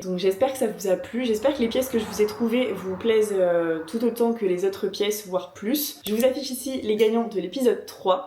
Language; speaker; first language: French; native; French